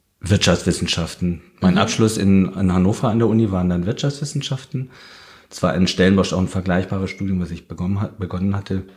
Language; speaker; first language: German; early bilingual, heritage; German